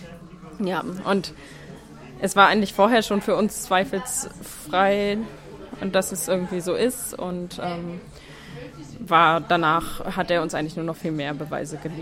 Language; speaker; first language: German; native; German